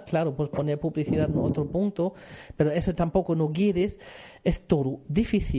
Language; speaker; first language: Spanish; non-native, fluent; German